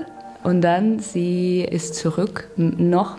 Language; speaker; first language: German; non-native, learner; Russian